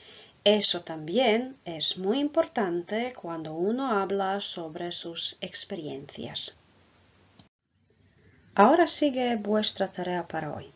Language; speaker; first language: Spanish; non-native, fluent; Croatian